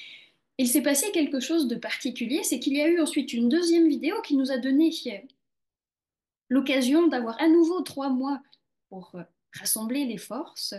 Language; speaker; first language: French; native; French